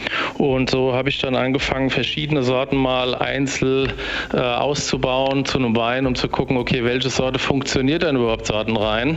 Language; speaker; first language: German; native; German